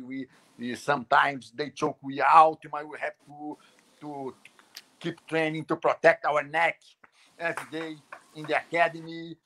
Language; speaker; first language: English; non-native, learner; Portuguese